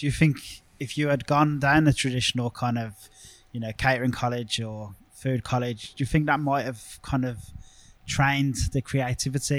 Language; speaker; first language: English; native; English